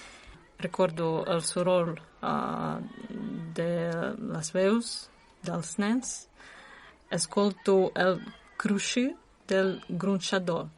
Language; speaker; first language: Catalan; non-native, learner; Russian